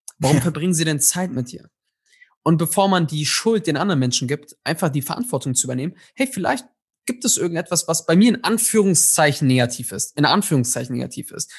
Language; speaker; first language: German; early bilingual, other home language; Tigrinya